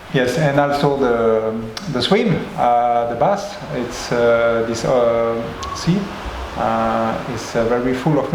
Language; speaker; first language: English; non-native, learner; French